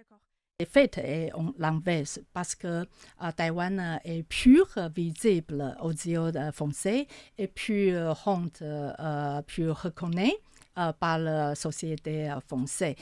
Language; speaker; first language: French; non-native, fluent; Chinese